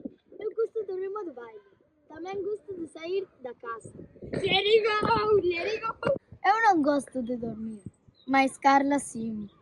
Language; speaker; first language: Portuguese; non-native, learner; Galician